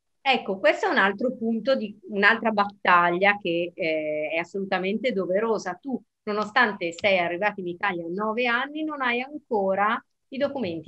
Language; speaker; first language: Italian; native; Italian